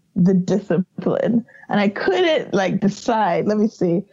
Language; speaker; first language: English; non-native, local second language; Yoruba